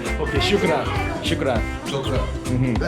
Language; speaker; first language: English; non-native, learner; Korean